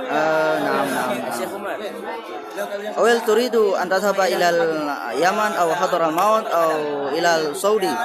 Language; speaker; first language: Arabic; non-native, learner; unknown